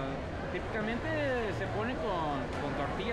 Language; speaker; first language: Spanish; early bilingual, heritage; English